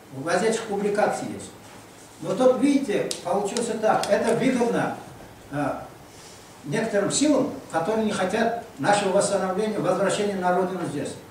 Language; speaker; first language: Russian; non-native, local second language; Crimean Tatar